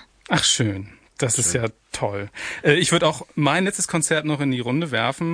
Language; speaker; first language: German; native; German